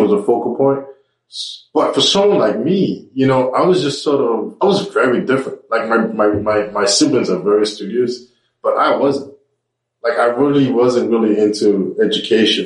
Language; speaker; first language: English; non-native, local second language; Yoruba